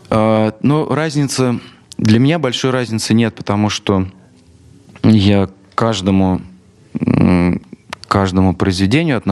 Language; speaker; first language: Russian; native; Russian